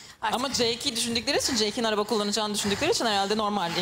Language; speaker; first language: Turkish; native; Turkish